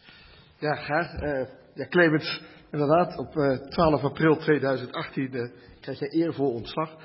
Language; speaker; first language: Dutch; native; Dutch